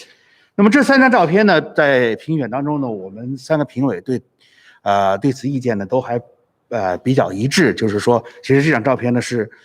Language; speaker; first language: Chinese; native; Chinese